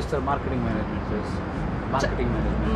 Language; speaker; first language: Polish; non-native, learner; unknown